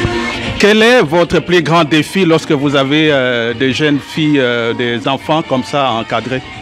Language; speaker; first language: French; native; French